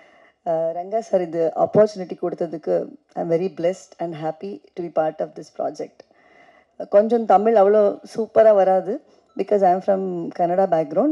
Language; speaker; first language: Tamil; non-native, fluent; Kannada